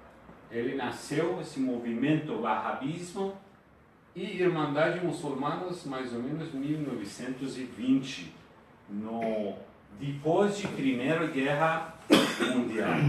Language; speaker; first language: Portuguese; non-native, fluent; Persian